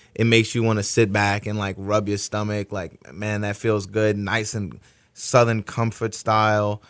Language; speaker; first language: English; native; English